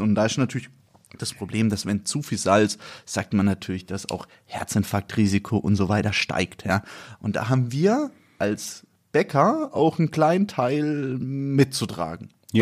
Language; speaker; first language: German; native; German